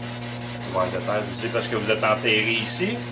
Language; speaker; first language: French; native; French